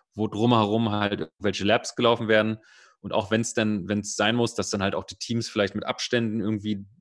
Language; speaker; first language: German; native; German